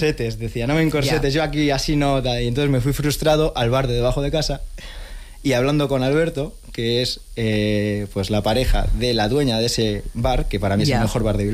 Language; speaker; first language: Spanish; native; Spanish